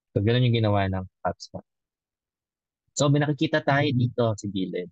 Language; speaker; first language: Filipino; native; Filipino